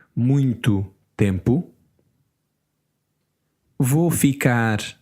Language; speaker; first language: Portuguese; non-native, learner; English